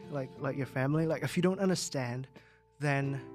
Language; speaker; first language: English; native; English